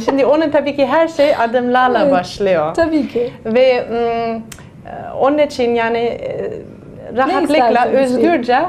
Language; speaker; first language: Turkish; non-native, fluent; German